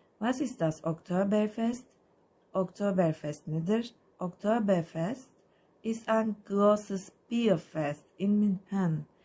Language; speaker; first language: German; non-native, fluent; Turkish